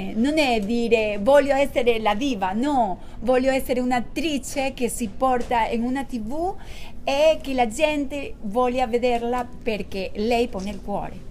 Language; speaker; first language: Italian; non-native, learner; Spanish